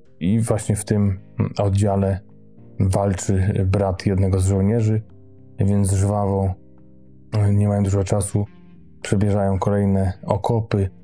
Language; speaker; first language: Polish; native; Polish